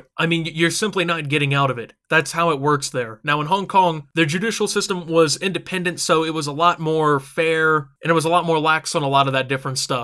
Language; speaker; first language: English; native; English